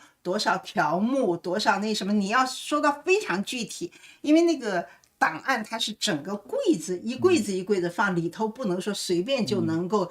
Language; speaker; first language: Chinese; native; Chinese